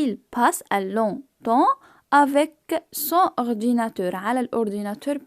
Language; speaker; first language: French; non-native, fluent; Arabic